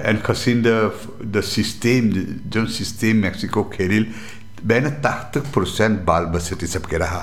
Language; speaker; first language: Dutch; non-native, local second language; Caribbean Hindustani